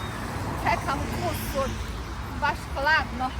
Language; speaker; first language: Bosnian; non-native, learner; Chinese